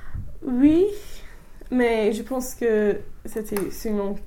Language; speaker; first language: French; non-native, fluent; English